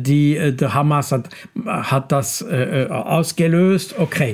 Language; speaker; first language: German; non-native, local second language; French